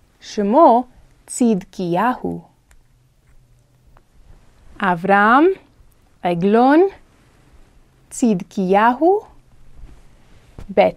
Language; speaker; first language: Hebrew; non-native, fluent; English